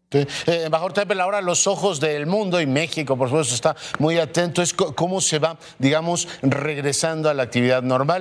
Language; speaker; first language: Spanish; native; Spanish